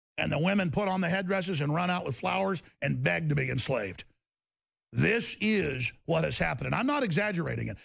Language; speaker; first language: English; native; English